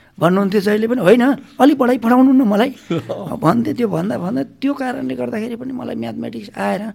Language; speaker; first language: Nepali; non-native, local second language; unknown